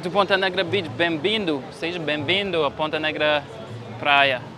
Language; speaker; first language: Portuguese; non-native, learner; English